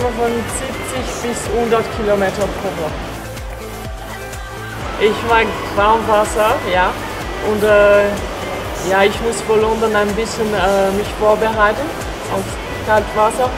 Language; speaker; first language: German; non-native, local second language; French